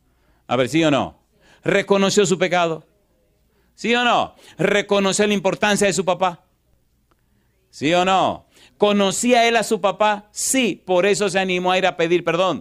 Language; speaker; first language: Spanish; native; Spanish